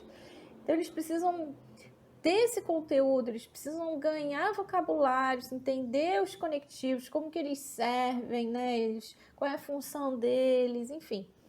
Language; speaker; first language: Portuguese; native; Portuguese